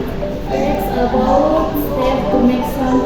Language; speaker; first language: English; non-native, learner; Indonesian